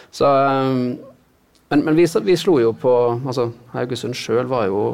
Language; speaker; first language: Norwegian; native; Norwegian